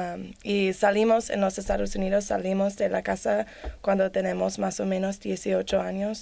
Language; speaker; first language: Spanish; non-native, learner; English